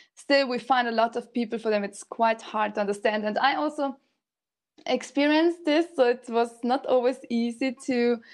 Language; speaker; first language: English; non-native, fluent; German